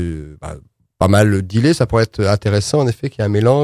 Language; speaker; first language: French; native; French